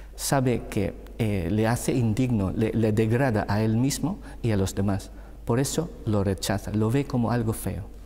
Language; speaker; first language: Spanish; non-native, fluent; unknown